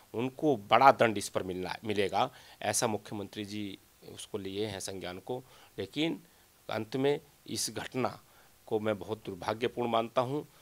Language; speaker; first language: Hindi; native; Hindi